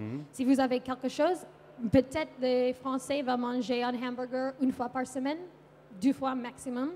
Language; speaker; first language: French; non-native, fluent; English